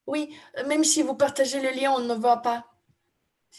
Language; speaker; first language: French; non-native, fluent; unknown